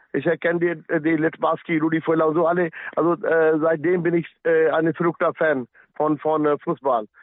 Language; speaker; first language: German; non-native, fluent; Punjabi